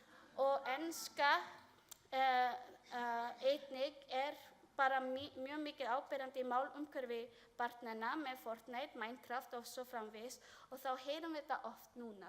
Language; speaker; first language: Icelandic; non-native, learner; Filipino